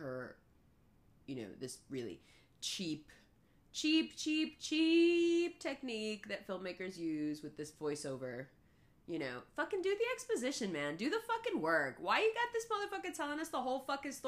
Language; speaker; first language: English; early bilingual, other home language; Urdu